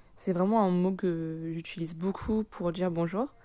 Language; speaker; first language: French; native; French